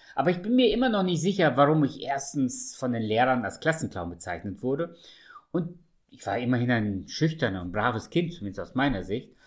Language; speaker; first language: German; early bilingual, other home language; Russian